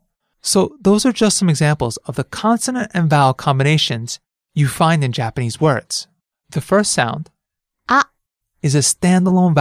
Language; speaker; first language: English; native; English